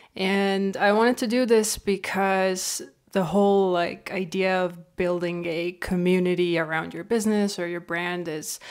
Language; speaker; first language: English; non-native, fluent; Estonian